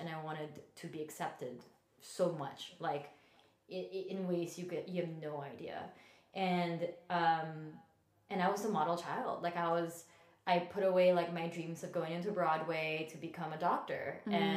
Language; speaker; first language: English; non-native, local second language; Filipino